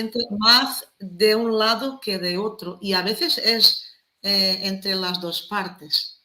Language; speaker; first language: Spanish; non-native, fluent; Portuguese